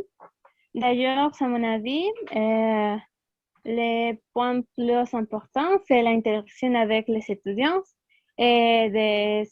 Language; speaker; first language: French; non-native, learner; Spanish